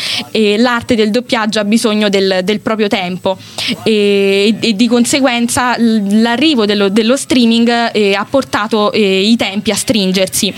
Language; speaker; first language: Italian; native; Italian